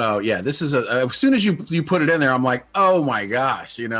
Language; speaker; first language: English; native; English